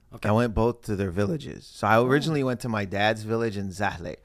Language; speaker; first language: English; native; English